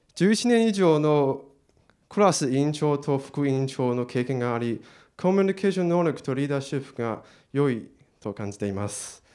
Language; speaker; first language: Japanese; non-native, learner; Chinese